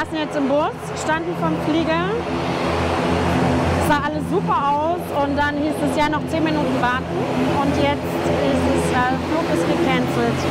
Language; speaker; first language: German; native; German